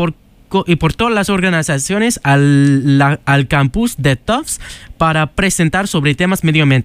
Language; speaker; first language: Spanish; non-native, learner; English